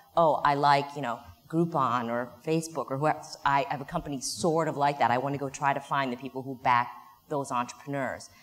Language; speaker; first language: English; native; English